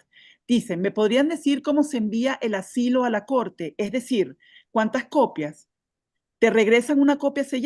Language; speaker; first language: Spanish; native; Spanish